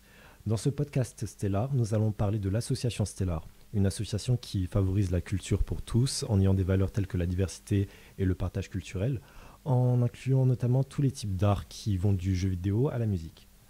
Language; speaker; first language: French; native; French